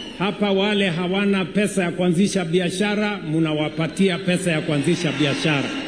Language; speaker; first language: Swahili; non-native, local second language; Kalenjin